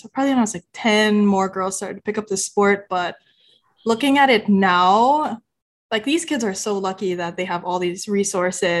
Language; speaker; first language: English; non-native, local second language; Filipino